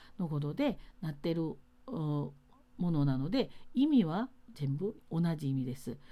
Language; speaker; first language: Japanese; non-native, fluent; Korean